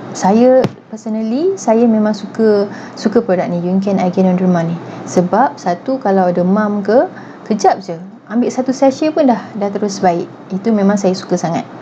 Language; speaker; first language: Malay; native; Malay